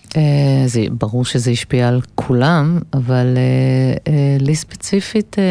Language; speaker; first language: Hebrew; early bilingual, other home language; English